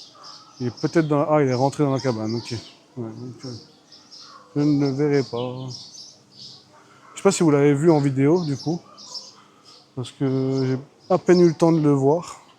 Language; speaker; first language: French; native; French